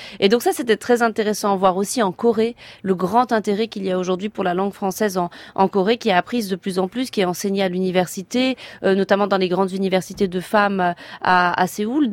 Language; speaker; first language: French; native; French